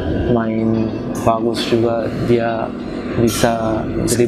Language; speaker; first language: Indonesian; non-native, learner; Korean